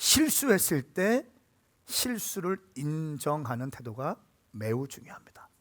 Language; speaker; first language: Korean; native; Korean